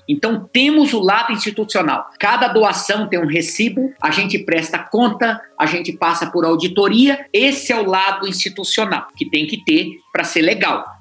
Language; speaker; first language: Portuguese; native; Portuguese